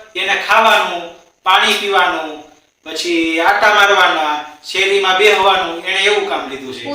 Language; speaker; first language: Gujarati; native; Gujarati